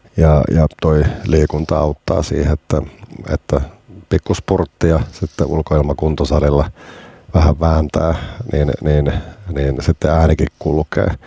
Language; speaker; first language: Finnish; native; Finnish